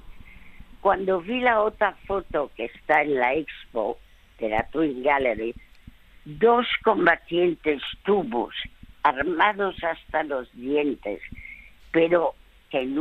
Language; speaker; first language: Spanish; non-native, fluent; French